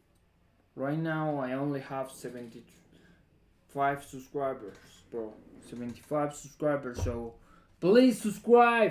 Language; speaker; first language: English; non-native, fluent; Spanish